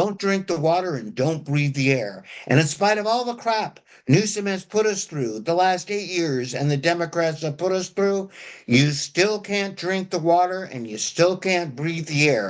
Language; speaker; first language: English; native; English